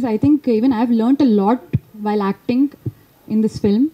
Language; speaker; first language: Tamil; non-native, fluent; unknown